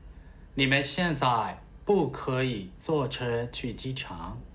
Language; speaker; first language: Chinese; non-native, fluent; Burmese